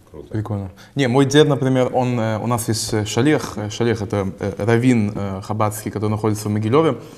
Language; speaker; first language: Russian; early bilingual, heritage; Russian